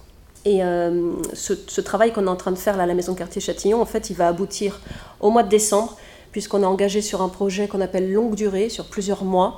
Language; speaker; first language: French; native; French